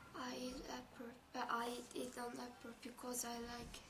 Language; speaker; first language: English; non-native, learner; Korean